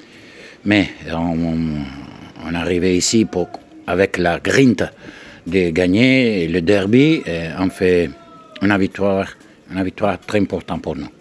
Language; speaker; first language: French; non-native, learner; Italian